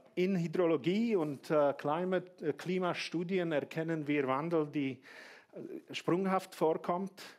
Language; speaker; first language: German; non-native, fluent; Slovak